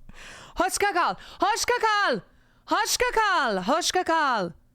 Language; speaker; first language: Turkish; non-native, learner; English